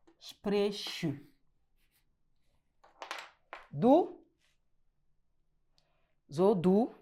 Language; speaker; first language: German; non-native, fluent; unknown